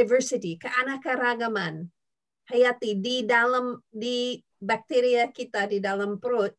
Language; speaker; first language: Indonesian; non-native, fluent; English